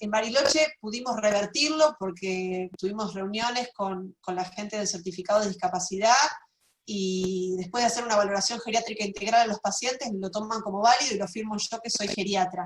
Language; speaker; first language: Spanish; native; Spanish